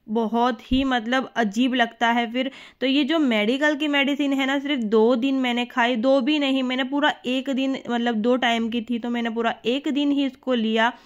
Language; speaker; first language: Hindi; native; Hindi